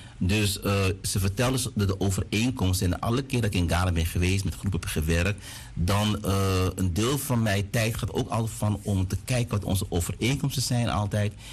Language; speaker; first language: Dutch; native; Dutch